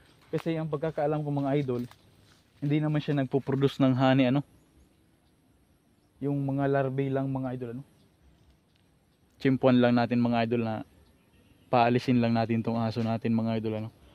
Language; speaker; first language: Filipino; native; Filipino